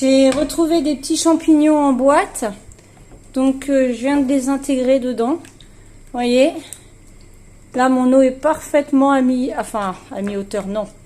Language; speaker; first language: French; native; French